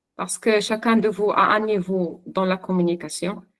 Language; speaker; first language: French; non-native, local second language; Arabic